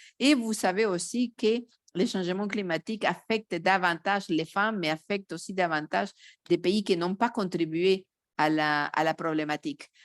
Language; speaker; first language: French; non-native, fluent; Spanish